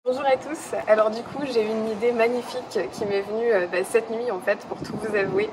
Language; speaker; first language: French; native; French